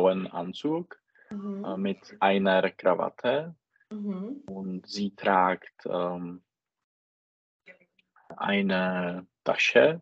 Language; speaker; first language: German; non-native, learner; Czech